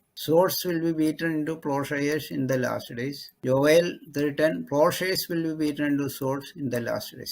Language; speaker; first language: English; non-native, local second language; Malayalam